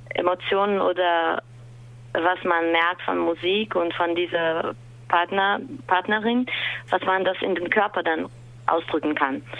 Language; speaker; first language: German; non-native, fluent; Portuguese